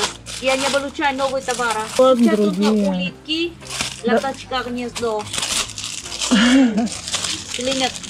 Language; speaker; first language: Russian; non-native, learner; Vietnamese